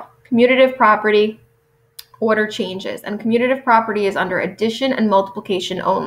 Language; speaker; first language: English; native; English